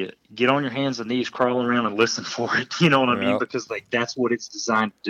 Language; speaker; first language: English; native; English